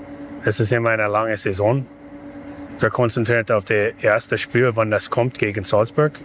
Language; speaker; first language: German; non-native, fluent; English